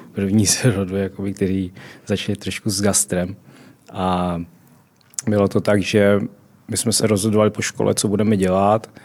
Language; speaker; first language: Czech; early bilingual, other home language; Vietnamese